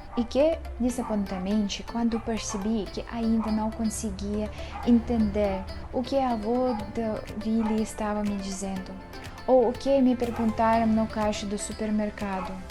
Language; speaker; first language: Portuguese; non-native, learner; Russian